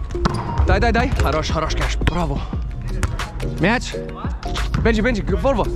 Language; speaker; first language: Russian; non-native, learner; Italian